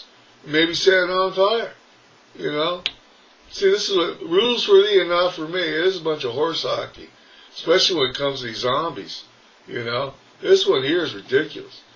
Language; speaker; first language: English; native; English